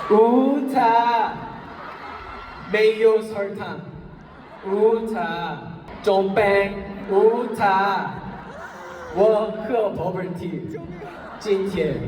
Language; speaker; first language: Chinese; non-native, learner; Korean